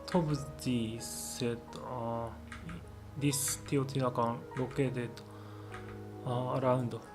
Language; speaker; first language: English; non-native, learner; Japanese